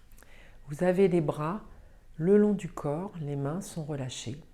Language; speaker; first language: French; native; French